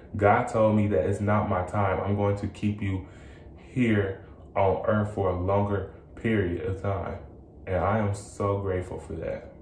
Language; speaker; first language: English; native; English